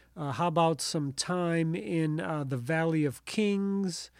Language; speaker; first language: English; native; English